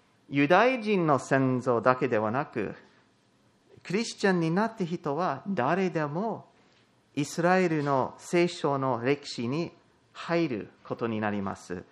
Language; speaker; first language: Japanese; non-native, fluent; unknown